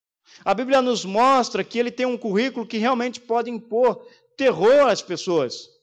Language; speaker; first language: Portuguese; native; Portuguese